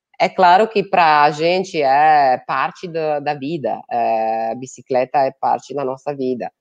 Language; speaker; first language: Portuguese; non-native, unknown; Italian